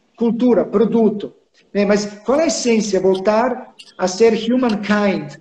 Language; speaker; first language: Portuguese; non-native, fluent; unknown